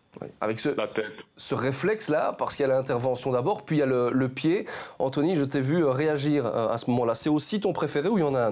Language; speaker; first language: French; native; French